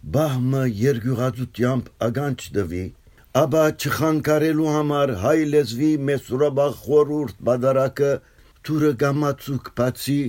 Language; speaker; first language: Armenian; early bilingual, heritage; Armenian